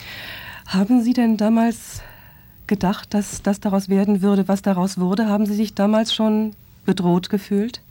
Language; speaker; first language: German; native; German